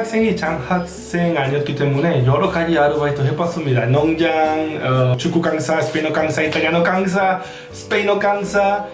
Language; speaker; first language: Korean; non-native, fluent; Spanish